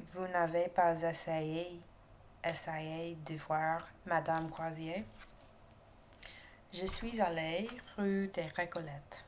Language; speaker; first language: French; non-native, learner; English